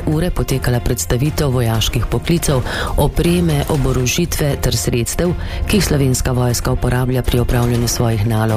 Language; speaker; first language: Slovenian; native; Slovenian